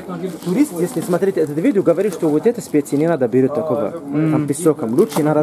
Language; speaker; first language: Russian; non-native, learner; Arabic